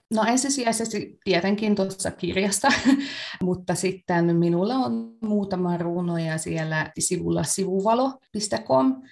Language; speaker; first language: Finnish; non-native, fluent; Hungarian